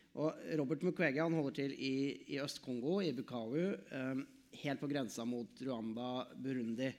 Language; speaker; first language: Norwegian; native; Norwegian